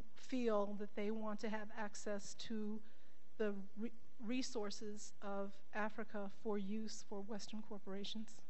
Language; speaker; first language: English; native; English